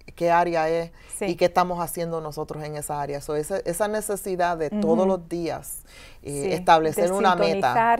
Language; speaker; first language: Spanish; early bilingual, heritage; Spanish